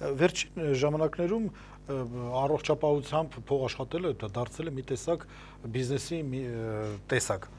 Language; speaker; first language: Armenian; native; Armenian